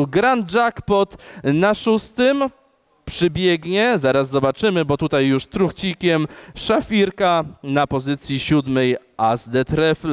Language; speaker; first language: Polish; native; Polish